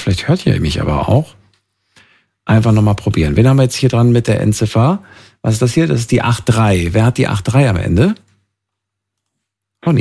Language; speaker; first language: German; native; German